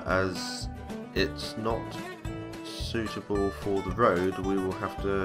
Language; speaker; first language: English; native; English